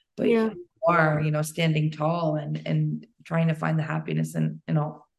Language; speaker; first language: English; early bilingual, other home language; Albanian